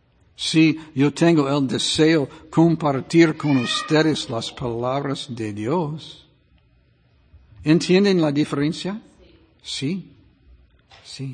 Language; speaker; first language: Spanish; non-native, fluent; English